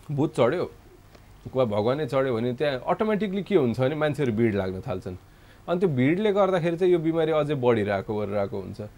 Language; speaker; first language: Nepali; non-native, local second language; Maithili